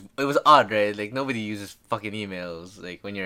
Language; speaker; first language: English; non-native, local second language; Filipino